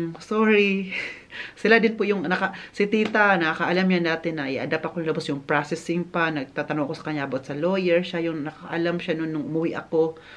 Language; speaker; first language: Filipino; non-native, local second language; Cebuano